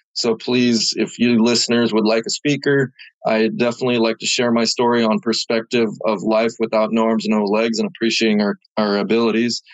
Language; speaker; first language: English; native; English